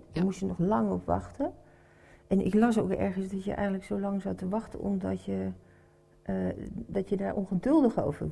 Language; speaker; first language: Dutch; native; Dutch